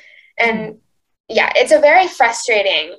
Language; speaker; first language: English; early bilingual, other home language; Spanish